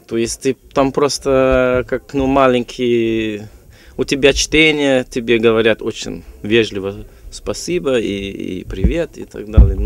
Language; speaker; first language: Russian; non-native, fluent; German